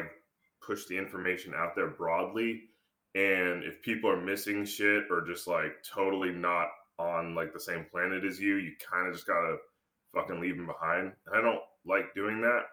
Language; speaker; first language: English; native; English